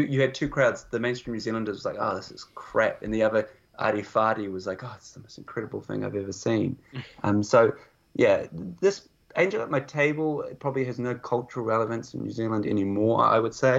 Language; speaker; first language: English; native; English